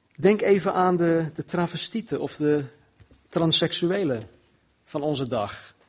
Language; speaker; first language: Dutch; non-native, fluent; English